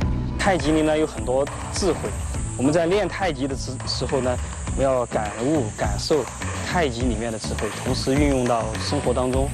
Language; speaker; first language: Chinese; native; Chinese